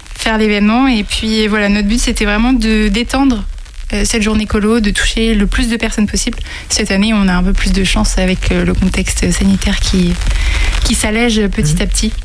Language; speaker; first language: French; native; French